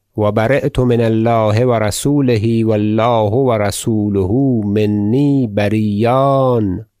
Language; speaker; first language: Arabic; non-native, fluent; Persian